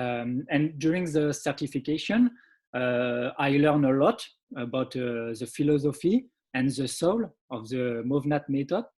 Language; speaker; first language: English; non-native, learner; French